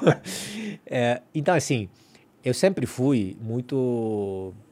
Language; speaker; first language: Portuguese; non-native, fluent; Italian